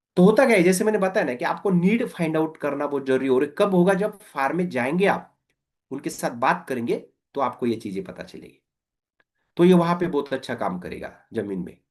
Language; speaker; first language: Hindi; non-native, local second language; Marathi